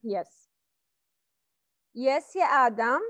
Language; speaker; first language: English; non-native, fluent; Arabic